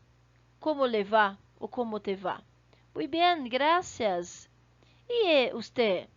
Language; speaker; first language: Spanish; non-native, fluent; Portuguese